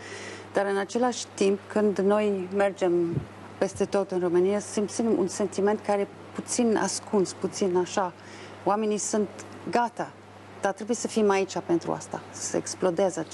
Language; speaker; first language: Romanian; non-native, fluent; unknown